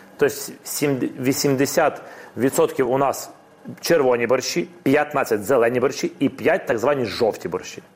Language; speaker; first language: Ukrainian; non-native, local second language; Russian